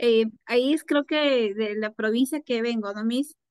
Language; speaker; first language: Spanish; native; Spanish